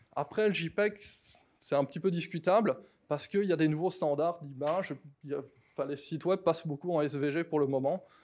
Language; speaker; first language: French; native; French